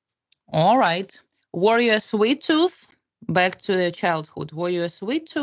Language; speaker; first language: English; non-native, fluent; Russian